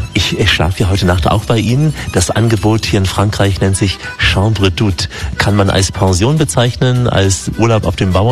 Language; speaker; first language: German; native; German